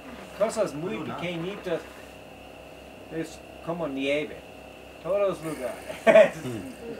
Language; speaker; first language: Spanish; non-native, learner; English